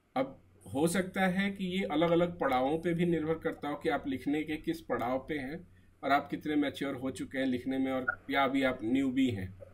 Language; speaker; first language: Hindi; native; Hindi